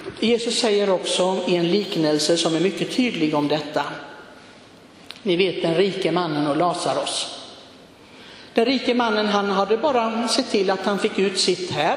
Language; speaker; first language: Swedish; non-native, fluent; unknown